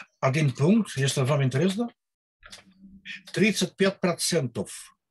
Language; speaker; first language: Russian; non-native, learner; Dutch